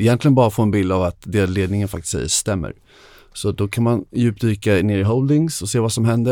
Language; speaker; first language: Swedish; native; Swedish